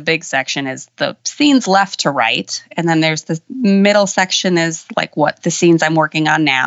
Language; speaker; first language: English; native; English